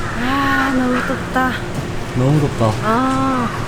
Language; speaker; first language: Korean; non-native, fluent; Japanese